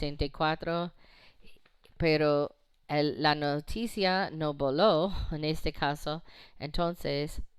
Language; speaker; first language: Spanish; non-native, fluent; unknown